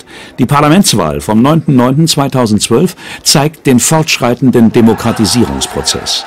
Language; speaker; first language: German; native; German